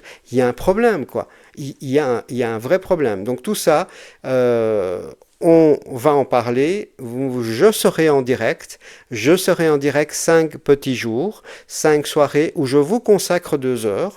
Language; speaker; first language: French; native; French